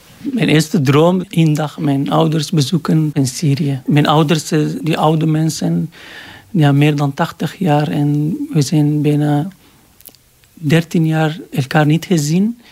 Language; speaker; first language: Dutch; non-native, learner; Arabic